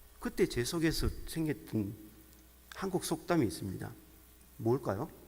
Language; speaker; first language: Korean; native; Korean